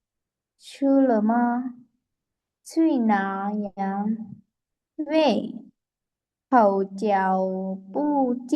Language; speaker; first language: Chinese; non-native, learner; Lao